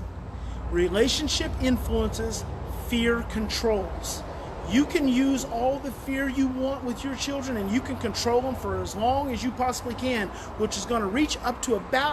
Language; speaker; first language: English; native; English